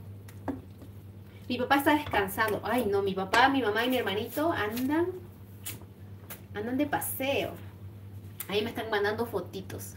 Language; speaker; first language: Spanish; native; Spanish